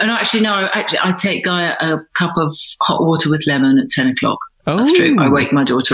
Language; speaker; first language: English; native; English